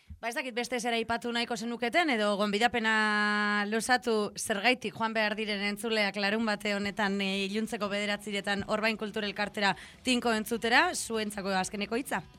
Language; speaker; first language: Basque; non-native, local second language; Spanish